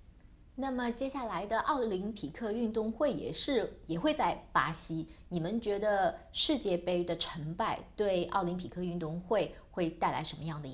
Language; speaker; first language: Chinese; native; Chinese